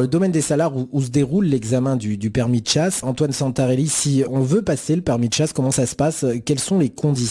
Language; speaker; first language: French; native; French